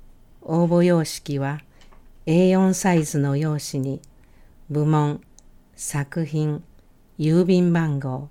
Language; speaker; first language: Japanese; native; Japanese